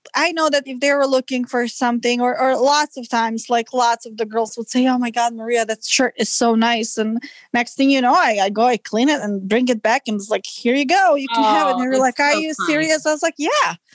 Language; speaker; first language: English; non-native, fluent; Serbian